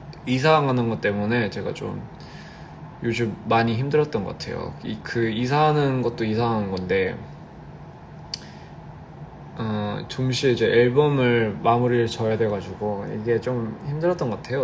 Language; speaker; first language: Korean; early bilingual, heritage; Korean